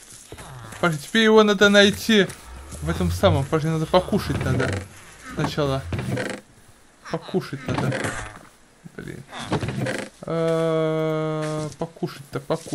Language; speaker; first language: Russian; native; Russian